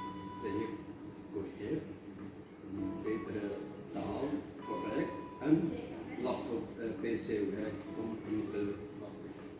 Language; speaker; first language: Dutch; non-native, learner; Kurdish